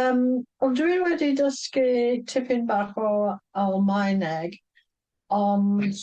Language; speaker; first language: Welsh; non-native, fluent; English